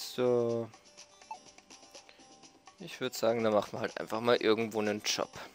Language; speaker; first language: German; native; German